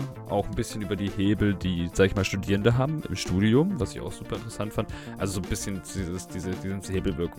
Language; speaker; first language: German; native; German